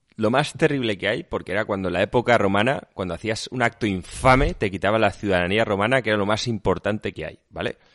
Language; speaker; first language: Spanish; native; Spanish